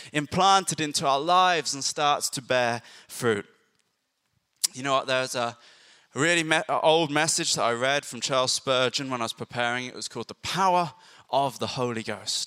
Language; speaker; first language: English; native; English